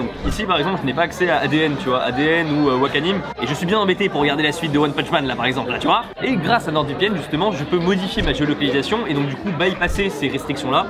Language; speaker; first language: French; native; French